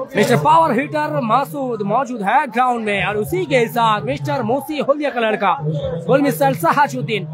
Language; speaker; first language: Hindi; non-native, local second language; Bangla